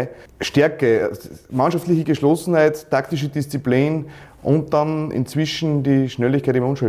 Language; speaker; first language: German; native; German